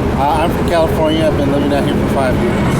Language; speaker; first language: English; native; English